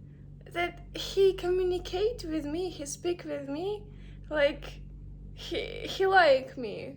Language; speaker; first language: English; non-native, learner; Russian